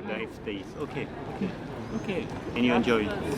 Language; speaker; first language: English; non-native, learner; French